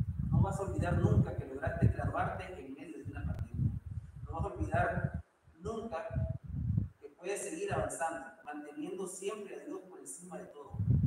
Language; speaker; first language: Spanish; native; Spanish